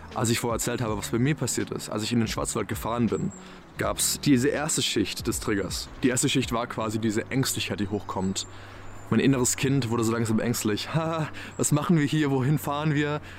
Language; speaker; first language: German; native; German